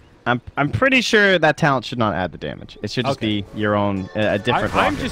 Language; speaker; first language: English; native; English